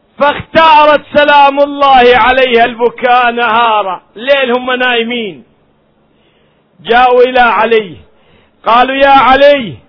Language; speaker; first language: Arabic; native; Arabic